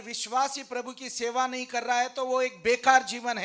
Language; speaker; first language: Hindi; native; Hindi